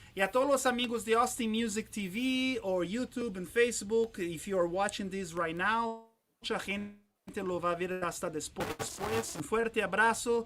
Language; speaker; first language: Spanish; non-native, fluent; Portuguese